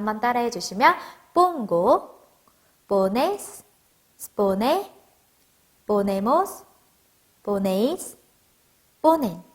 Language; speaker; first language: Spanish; non-native, fluent; Korean